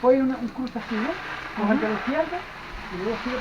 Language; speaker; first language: Spanish; native; Spanish